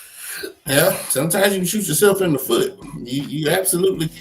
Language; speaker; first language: English; native; English